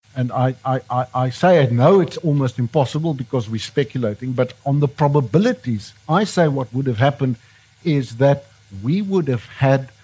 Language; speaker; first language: English; non-native, local second language; Afrikaans